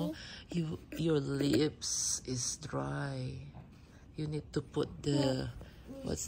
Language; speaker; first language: English; non-native, learner; Filipino